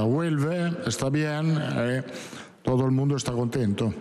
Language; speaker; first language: Spanish; non-native, fluent; Italian